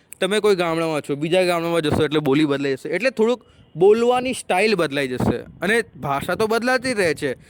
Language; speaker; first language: Gujarati; non-native, local second language; Marathi